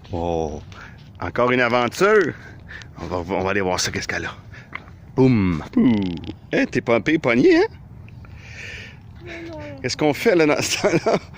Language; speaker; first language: French; native; French